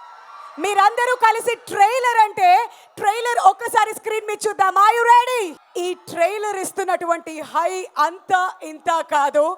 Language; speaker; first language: Telugu; native; Telugu